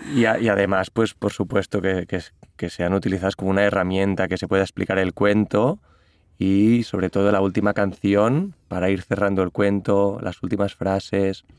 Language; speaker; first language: Spanish; non-native, local second language; Catalan